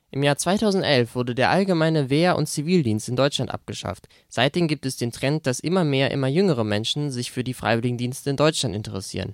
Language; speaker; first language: German; native; German